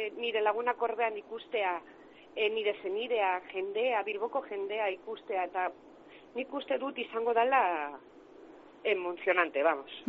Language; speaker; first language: Basque; non-native, local second language; Spanish